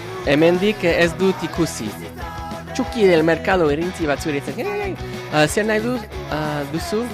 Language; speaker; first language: Basque; non-native, learner; English